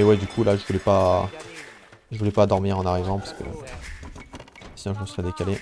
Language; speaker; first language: French; native; French